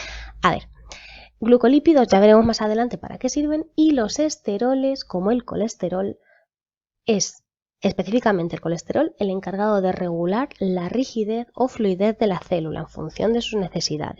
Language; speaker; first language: Spanish; native; Spanish